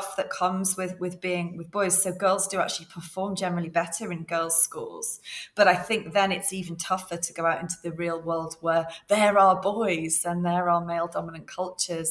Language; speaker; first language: English; native; English